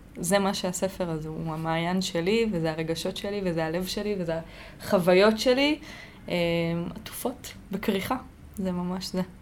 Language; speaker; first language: Hebrew; native; Hebrew